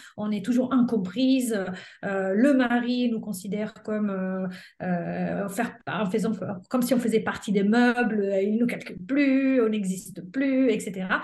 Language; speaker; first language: French; non-native, fluent; Italian